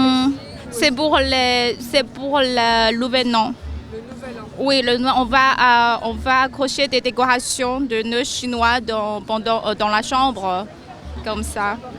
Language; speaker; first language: French; non-native, learner; Chinese